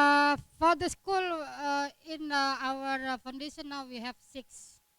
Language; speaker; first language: English; non-native, learner; Indonesian